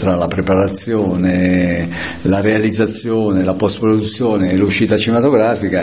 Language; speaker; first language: Italian; native; Italian